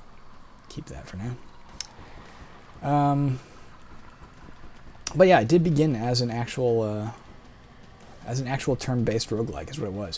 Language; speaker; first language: English; native; English